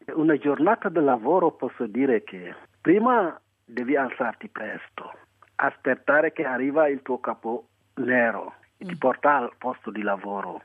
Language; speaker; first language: Italian; non-native, fluent; Wolof